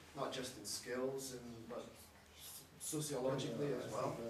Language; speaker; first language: English; native; English